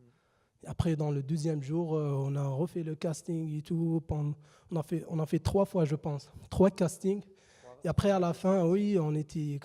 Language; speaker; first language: French; non-native, fluent; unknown